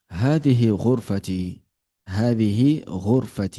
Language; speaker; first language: Arabic; non-native, fluent; Yoruba